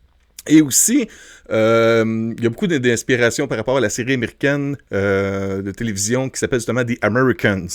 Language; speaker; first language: French; native; French